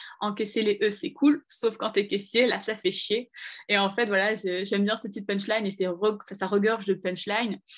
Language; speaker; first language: French; early bilingual, other home language; Arabic